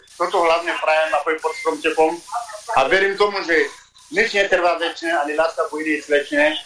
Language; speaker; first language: Slovak; non-native, fluent; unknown